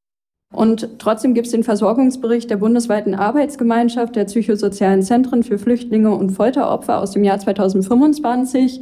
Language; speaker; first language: German; native; German